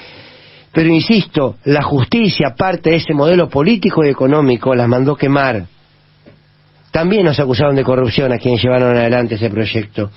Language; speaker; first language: Spanish; native; Spanish